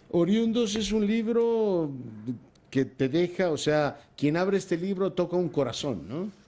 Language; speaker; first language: Spanish; native; Spanish